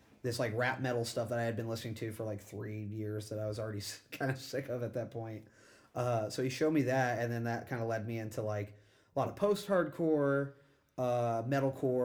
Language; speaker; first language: English; native; English